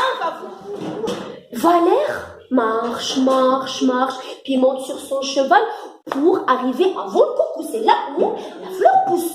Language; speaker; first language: French; non-native, local second language; Arabic